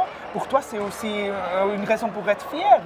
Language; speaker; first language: French; non-native, fluent; German